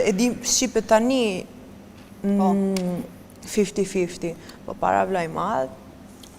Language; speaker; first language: Albanian; non-native, learner; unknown